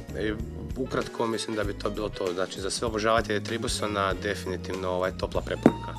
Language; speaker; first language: Croatian; native; Croatian